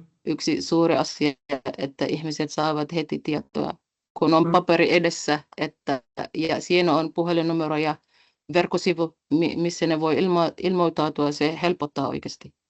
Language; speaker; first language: Finnish; non-native, fluent; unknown